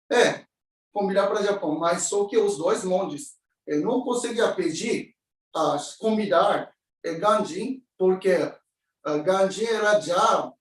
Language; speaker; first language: Portuguese; non-native, learner; Japanese